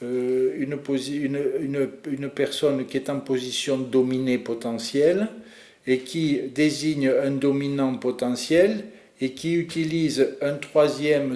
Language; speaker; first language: French; native; French